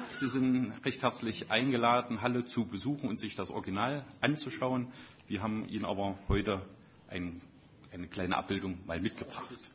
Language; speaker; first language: German; native; German